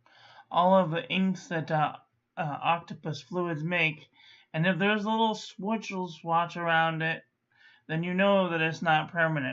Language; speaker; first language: English; native; English